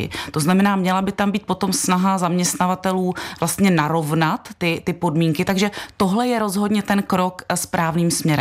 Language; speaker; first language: Czech; native; Czech